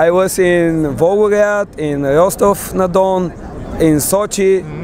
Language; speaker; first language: English; non-native, learner; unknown